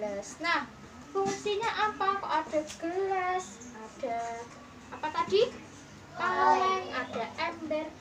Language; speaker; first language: Indonesian; native; Indonesian